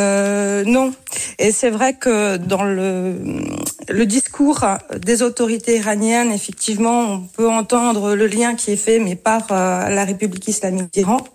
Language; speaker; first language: French; native; French